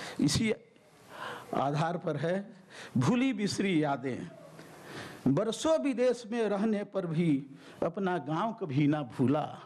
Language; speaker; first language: Hindi; native; Hindi